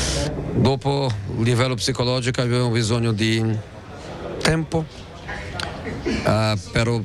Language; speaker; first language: Italian; non-native, fluent; Portuguese